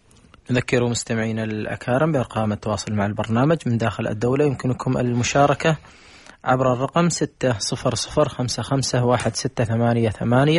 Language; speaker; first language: Arabic; native; Arabic